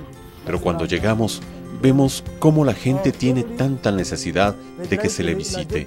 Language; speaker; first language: Spanish; non-native, fluent; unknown